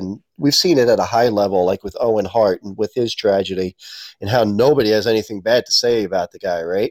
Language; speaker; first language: English; native; English